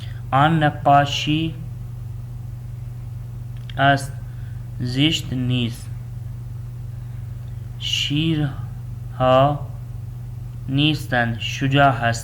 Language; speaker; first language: Persian; non-native, fluent; Urdu